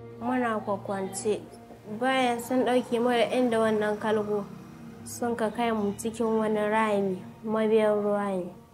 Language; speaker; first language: Hausa; native; Hausa